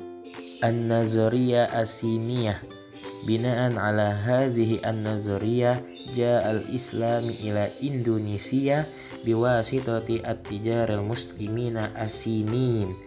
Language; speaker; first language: Arabic; non-native, learner; Indonesian